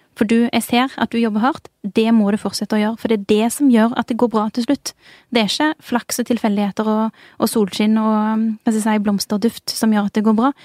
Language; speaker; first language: Norwegian; early bilingual, other home language; Urdu